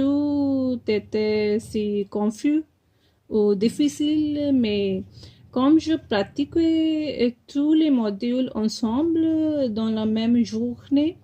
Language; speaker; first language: French; non-native, fluent; Punjabi